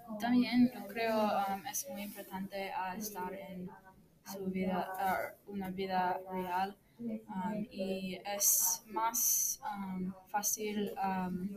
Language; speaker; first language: Spanish; non-native, learner; English